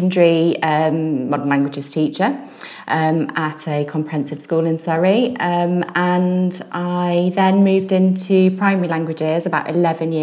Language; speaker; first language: English; native; English